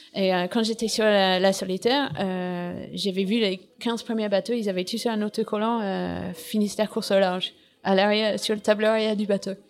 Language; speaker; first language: French; non-native, fluent; English